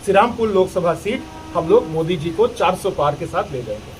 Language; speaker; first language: Hindi; non-native, local second language; Bangla